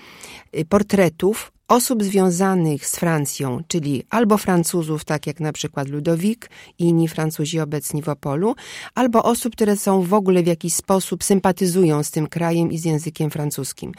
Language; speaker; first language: Polish; native; Polish